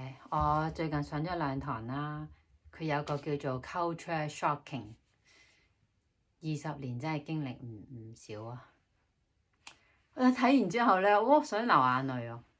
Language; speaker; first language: Cantonese; native; Cantonese